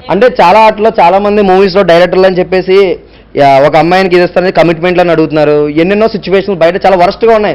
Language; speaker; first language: Telugu; native; Telugu